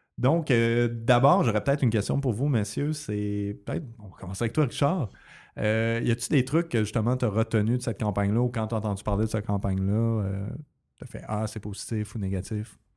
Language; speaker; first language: French; native; French